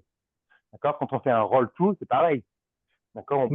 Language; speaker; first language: French; native; French